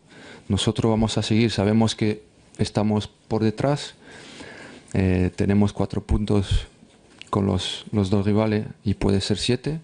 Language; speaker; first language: Spanish; non-native, fluent; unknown